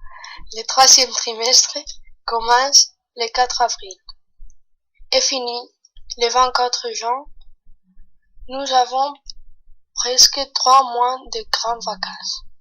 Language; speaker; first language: French; non-native, learner; Spanish